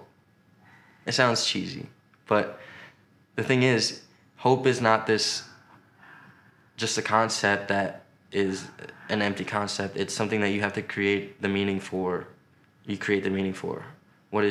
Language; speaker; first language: English; native; English